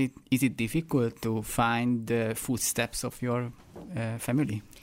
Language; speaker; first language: English; non-native, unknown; Hungarian